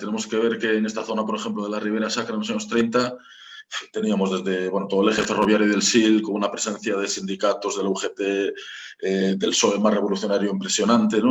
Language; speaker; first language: Spanish; native; Spanish